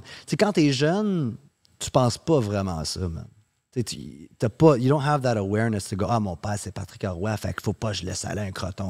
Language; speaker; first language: French; early bilingual, heritage; French